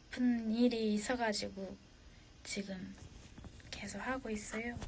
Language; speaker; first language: Korean; non-native, fluent; Japanese